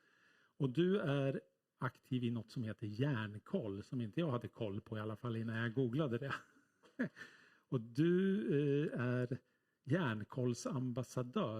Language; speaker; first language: Swedish; native; Swedish